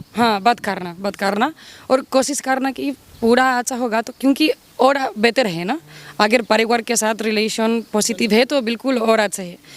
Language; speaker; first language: Hindi; non-native, learner; Spanish